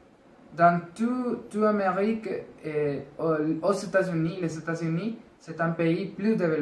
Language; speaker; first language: French; non-native, learner; Spanish